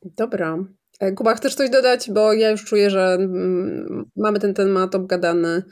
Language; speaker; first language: Polish; native; Polish